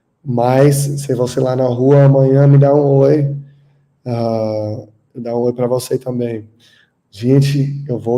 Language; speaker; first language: Portuguese; non-native, learner; English